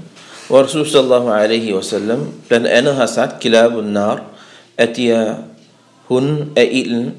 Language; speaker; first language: Danish; early bilingual, other home language; Arabic